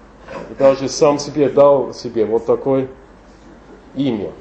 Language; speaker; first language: Russian; non-native, fluent; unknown